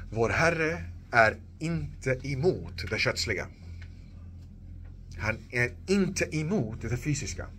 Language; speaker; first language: Swedish; non-native, local second language; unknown